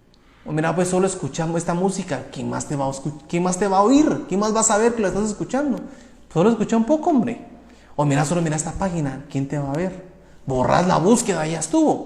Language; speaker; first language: Spanish; native; Spanish